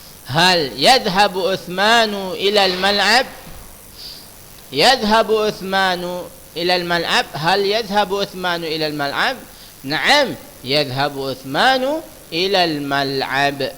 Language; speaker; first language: Arabic; non-native, fluent; Indonesian